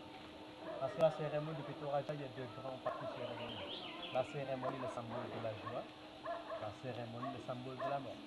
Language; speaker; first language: French; non-native, learner; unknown